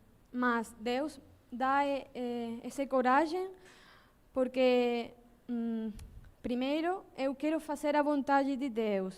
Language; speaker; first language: Portuguese; non-native, learner; Spanish